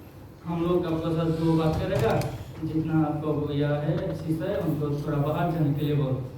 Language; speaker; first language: Hindi; non-native, local second language; Bangla